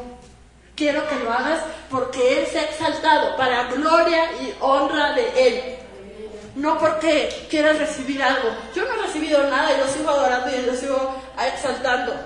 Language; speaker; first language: Spanish; native; Spanish